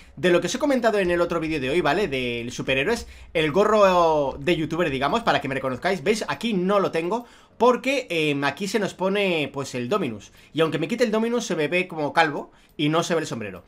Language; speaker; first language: Spanish; native; Spanish